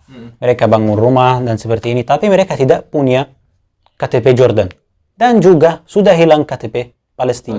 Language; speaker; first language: Indonesian; non-native, fluent; Arabic